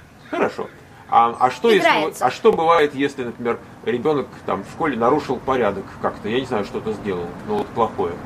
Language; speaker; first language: Russian; native; Russian